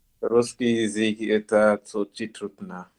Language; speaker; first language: Russian; non-native, learner; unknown